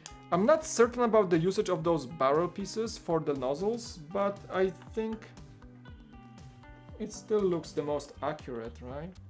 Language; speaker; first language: English; non-native, fluent; Polish